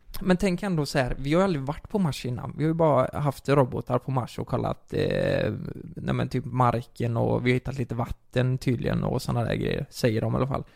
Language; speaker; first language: Swedish; native; Swedish